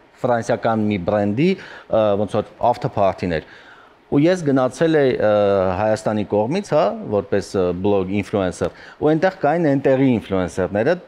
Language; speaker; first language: Armenian; native; Armenian